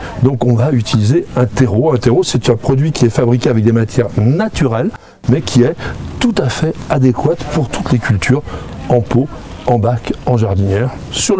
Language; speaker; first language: French; native; French